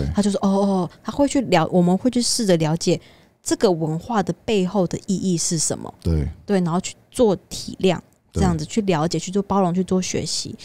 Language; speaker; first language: Chinese; native; Chinese